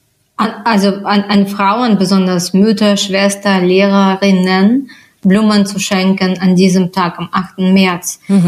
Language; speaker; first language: German; non-native, fluent; Russian